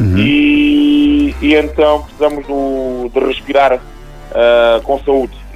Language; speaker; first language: Portuguese; non-native, local second language; Kabuverdianu